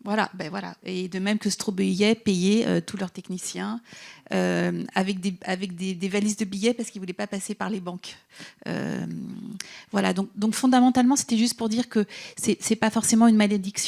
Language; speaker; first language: French; native; French